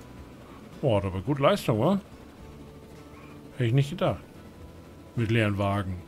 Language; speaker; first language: German; native; German